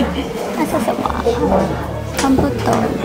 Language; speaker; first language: Chinese; non-native, fluent; Japanese